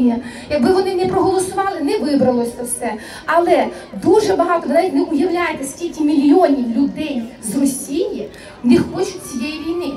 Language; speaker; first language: Ukrainian; native; Ukrainian